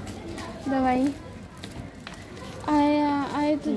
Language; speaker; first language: Russian; early bilingual, heritage; Hebrew